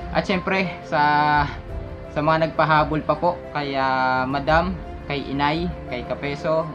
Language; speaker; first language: Filipino; native; Filipino